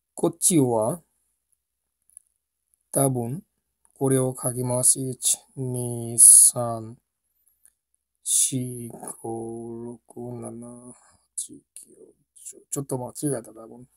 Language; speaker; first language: Japanese; non-native, learner; Bangla